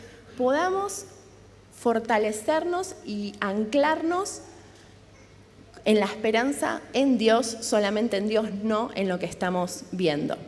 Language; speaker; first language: Spanish; native; Spanish